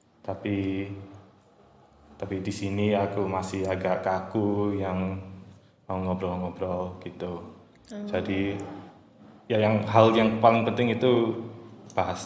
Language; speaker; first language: Indonesian; early bilingual, heritage; English